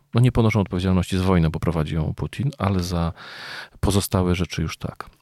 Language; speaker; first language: Polish; native; Polish